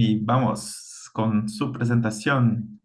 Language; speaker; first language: Spanish; non-native, fluent; Portuguese